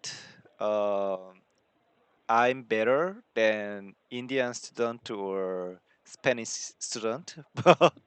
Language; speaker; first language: English; non-native, learner; Korean